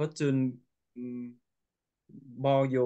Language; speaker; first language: Korean; non-native, learner; Vietnamese